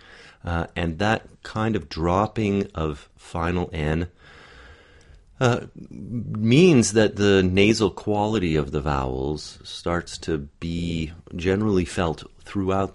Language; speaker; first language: English; native; English